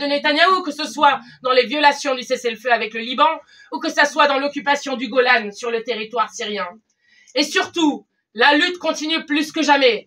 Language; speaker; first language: French; native; French